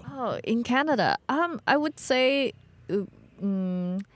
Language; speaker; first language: English; early bilingual, other home language; Chinese